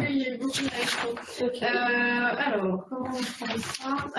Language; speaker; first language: French; native; French